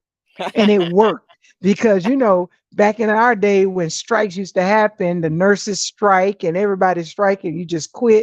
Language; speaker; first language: English; native; English